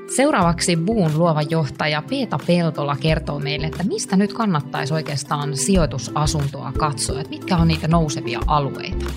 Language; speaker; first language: Finnish; native; Finnish